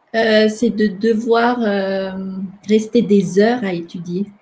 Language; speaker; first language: French; non-native, local second language; Malagasy